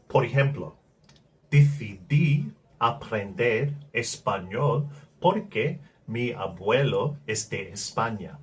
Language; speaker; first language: Spanish; non-native, learner; English